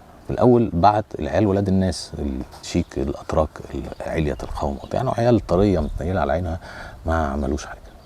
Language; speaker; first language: Arabic; native; Arabic